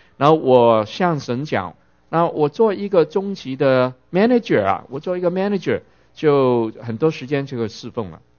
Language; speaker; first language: Chinese; non-native, local second language; Cantonese